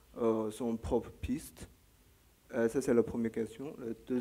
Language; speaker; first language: French; non-native, learner; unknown